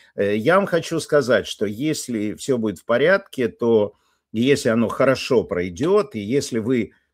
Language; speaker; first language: Russian; native; Russian